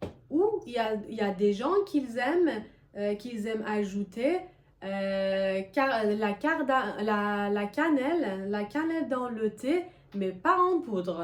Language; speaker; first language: French; non-native, fluent; Persian